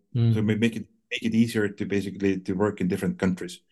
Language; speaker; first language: English; non-native, fluent; Estonian